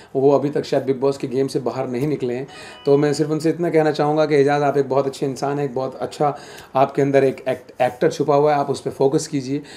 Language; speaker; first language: Hindi; native; Hindi